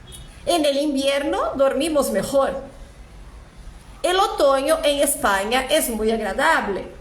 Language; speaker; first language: Spanish; non-native, fluent; Portuguese